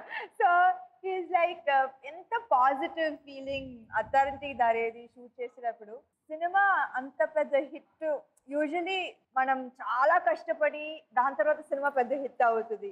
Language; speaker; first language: Telugu; non-native, local second language; Tamil